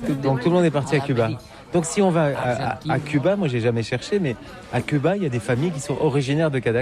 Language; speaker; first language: French; native; French